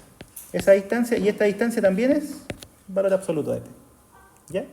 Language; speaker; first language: Spanish; native; Spanish